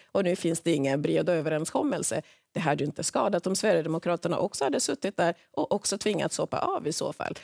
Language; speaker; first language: Swedish; early bilingual, other home language; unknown